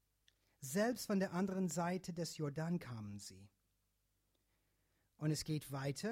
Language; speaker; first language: German; non-native, fluent; English